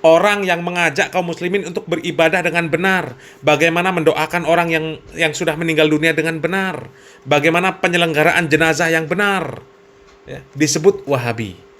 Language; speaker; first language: Indonesian; native; Indonesian